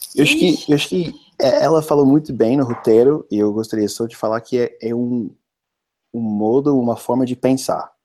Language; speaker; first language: Portuguese; non-native, fluent; English